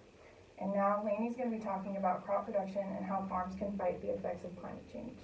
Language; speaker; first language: English; native; English